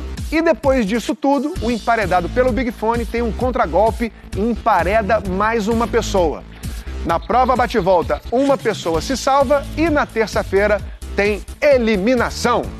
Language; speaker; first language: Portuguese; native; Portuguese